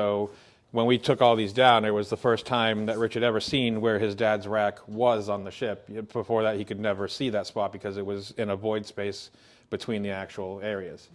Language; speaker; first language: English; native; English